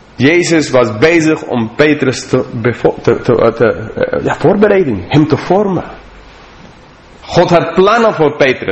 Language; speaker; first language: Dutch; non-native, fluent; English